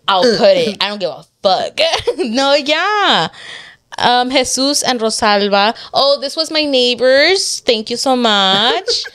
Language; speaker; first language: English; early bilingual, other home language; Spanish